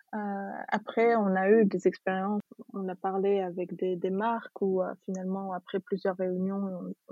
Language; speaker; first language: French; non-native, local second language; Arabic